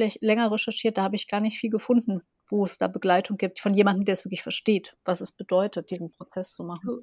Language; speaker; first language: German; native; German